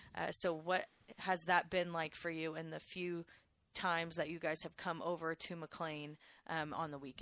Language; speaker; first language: English; native; English